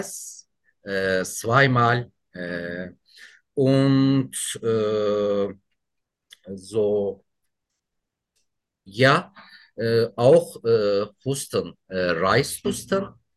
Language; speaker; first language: German; non-native, learner; Turkish